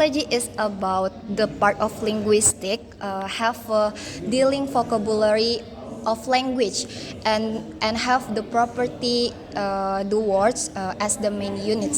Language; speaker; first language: English; non-native, learner; Indonesian